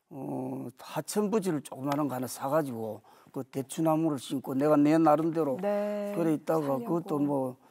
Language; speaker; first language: Korean; native; Korean